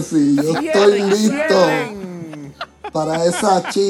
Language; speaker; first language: Spanish; native; Spanish